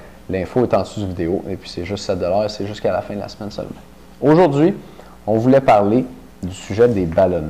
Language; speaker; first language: French; native; French